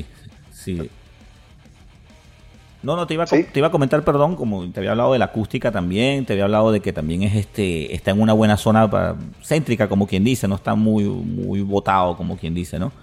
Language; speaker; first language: Spanish; native; Spanish